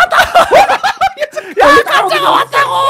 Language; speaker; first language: Korean; native; Korean